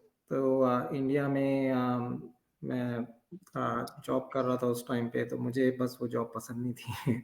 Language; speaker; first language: Hindi; native; Hindi